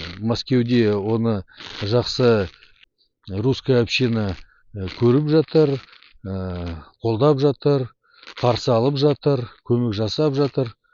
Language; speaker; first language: Kazakh; non-native, local second language; Russian